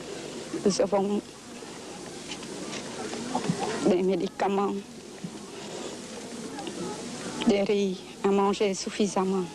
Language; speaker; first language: French; non-native, local second language; Khmer